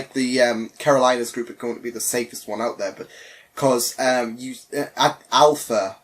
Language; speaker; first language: English; native; English